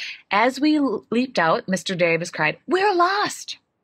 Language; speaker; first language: English; native; English